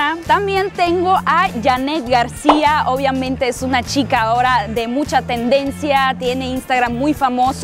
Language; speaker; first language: Spanish; non-native, fluent; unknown